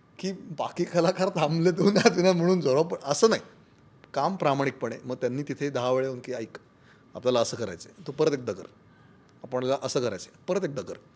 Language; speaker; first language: Marathi; native; Marathi